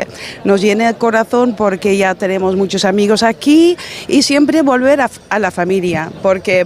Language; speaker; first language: Spanish; non-native, fluent; Dutch